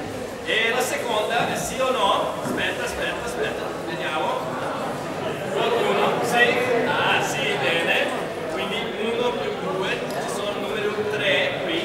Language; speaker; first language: Italian; non-native, fluent; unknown